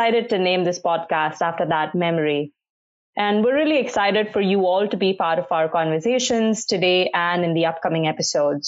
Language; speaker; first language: English; non-native, local second language; Hindi